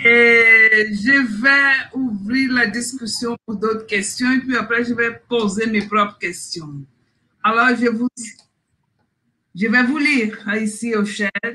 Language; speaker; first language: French; non-native, fluent; Portuguese